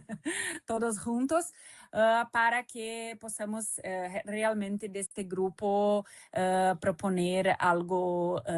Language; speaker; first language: Spanish; non-native, fluent; Portuguese